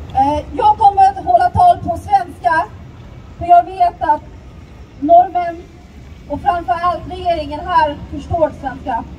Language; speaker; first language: Swedish; early bilingual, other home language; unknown